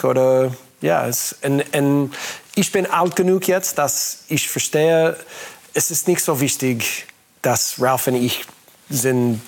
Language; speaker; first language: German; non-native, learner; English